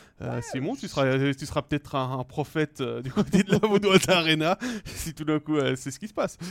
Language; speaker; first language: French; native; French